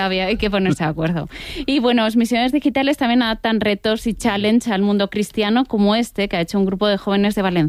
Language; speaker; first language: Spanish; native; Spanish